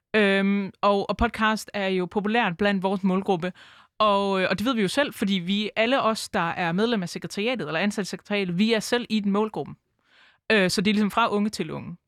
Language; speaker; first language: Danish; native; Danish